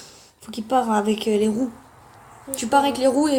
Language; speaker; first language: French; native; French